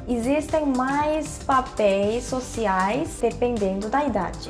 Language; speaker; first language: Portuguese; non-native, fluent; Korean